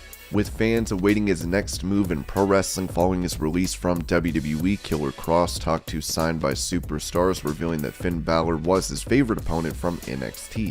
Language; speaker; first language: English; native; English